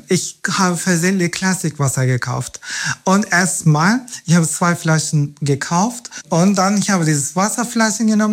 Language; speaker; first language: German; non-native, fluent; Turkish